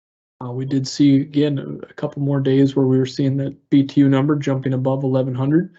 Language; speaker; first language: English; native; English